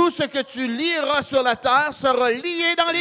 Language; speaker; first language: French; native; French